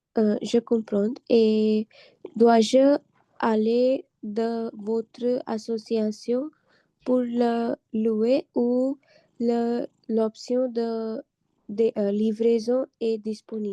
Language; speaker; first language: French; non-native, learner; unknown